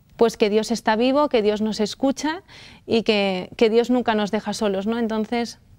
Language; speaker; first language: Spanish; native; Spanish